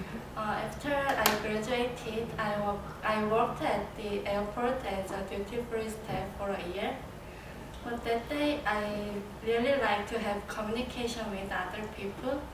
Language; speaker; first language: English; non-native, learner; Korean